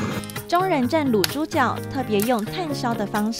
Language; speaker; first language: Chinese; native; Chinese